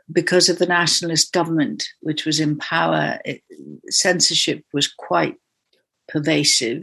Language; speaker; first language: English; native; English